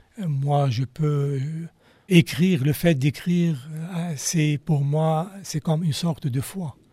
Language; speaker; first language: French; non-native, local second language; Arabic